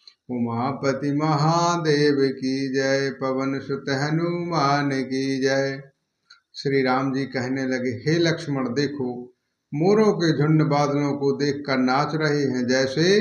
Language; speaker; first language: Hindi; native; Hindi